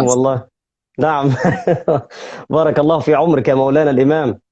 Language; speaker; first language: Arabic; native; Arabic